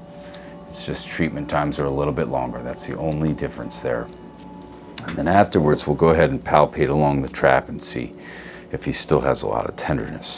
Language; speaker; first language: English; native; English